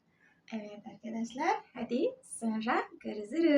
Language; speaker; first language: Turkish; non-native, learner; Indonesian